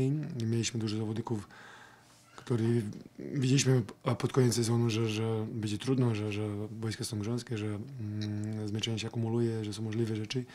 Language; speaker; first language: Polish; non-native, fluent; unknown